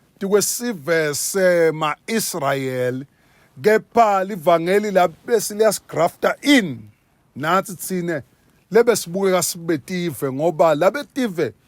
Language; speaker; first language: Zulu; non-native, local second language; Swati